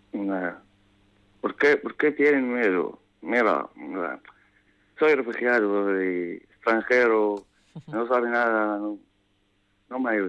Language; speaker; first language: Spanish; non-native, learner; Arabic